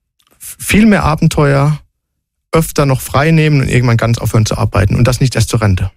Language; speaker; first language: German; native; German